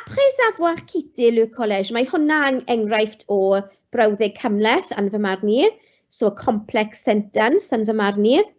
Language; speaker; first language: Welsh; non-native, local second language; English